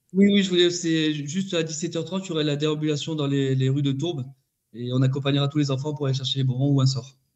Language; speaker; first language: French; native; French